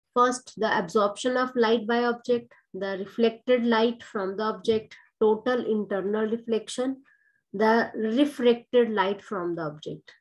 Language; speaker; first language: English; non-native, local second language; Hindi